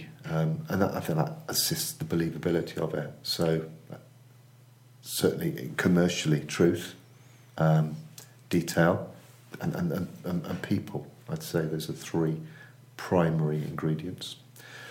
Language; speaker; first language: English; native; English